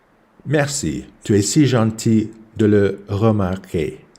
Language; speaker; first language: French; non-native, learner; English